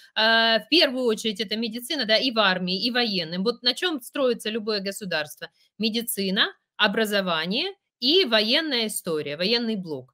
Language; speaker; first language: Russian; native; Russian